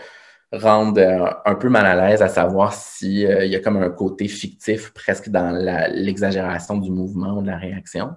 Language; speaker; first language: French; native; French